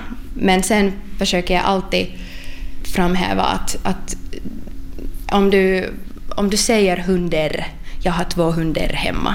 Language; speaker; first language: Swedish; non-native, local second language; Finnish